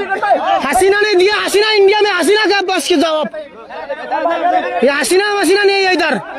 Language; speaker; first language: Hindi; non-native, learner; Bangla